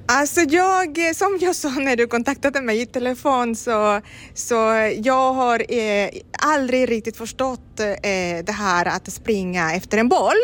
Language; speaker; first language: Swedish; non-native, fluent; Spanish